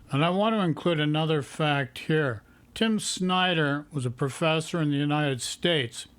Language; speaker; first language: English; native; English